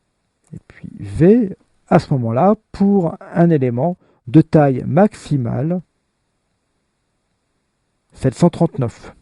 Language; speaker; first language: French; native; French